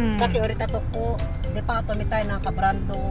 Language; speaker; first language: Japanese; non-native, fluent; Filipino